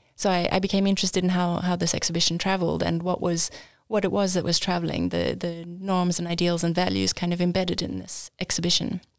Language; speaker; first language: English; native; English